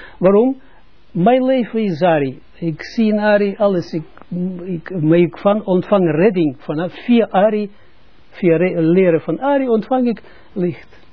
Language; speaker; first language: Dutch; non-native, fluent; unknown